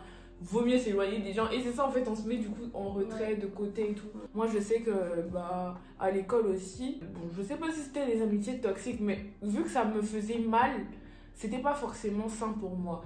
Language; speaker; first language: French; native; French